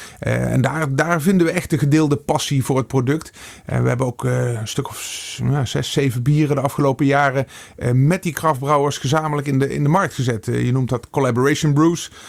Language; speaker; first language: Dutch; native; Dutch